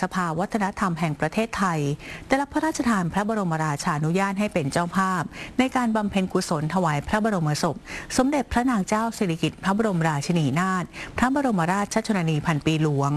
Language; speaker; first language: Thai; native; Thai